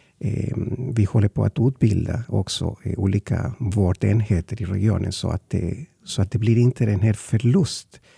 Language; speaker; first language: Swedish; non-native, fluent; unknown